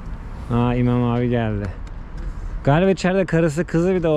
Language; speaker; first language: Turkish; native; Turkish